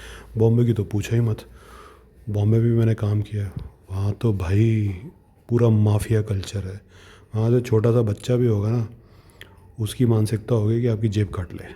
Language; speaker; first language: Hindi; native; Hindi